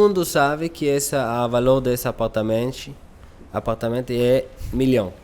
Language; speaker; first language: Portuguese; non-native, learner; Hebrew